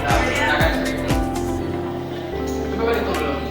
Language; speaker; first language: Indonesian; native; Indonesian